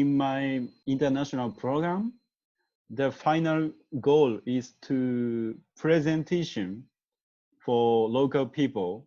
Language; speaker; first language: English; non-native, learner; Japanese